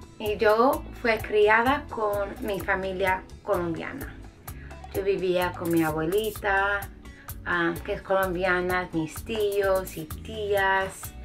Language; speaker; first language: Spanish; early bilingual, heritage; Spanish